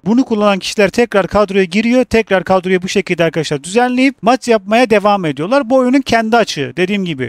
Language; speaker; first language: Turkish; native; Turkish